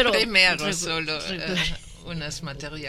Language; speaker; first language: Spanish; non-native, learner; German